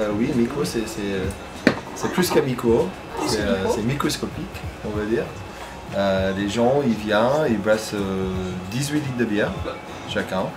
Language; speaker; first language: French; non-native, fluent; English